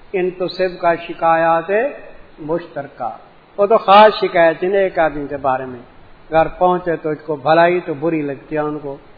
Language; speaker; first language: Urdu; non-native, local second language; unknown